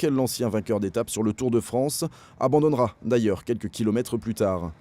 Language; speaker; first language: French; native; French